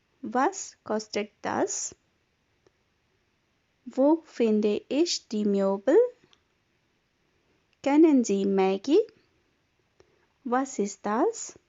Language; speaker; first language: German; non-native, fluent; Hindi